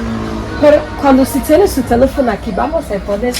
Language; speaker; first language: Spanish; non-native, learner; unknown